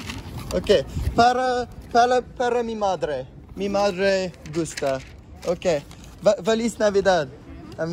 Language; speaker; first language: Spanish; non-native, learner; English